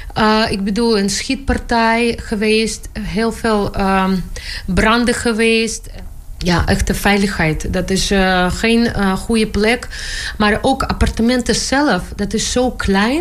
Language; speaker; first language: Dutch; non-native, learner; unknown